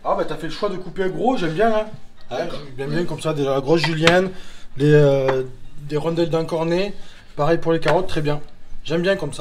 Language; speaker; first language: French; native; French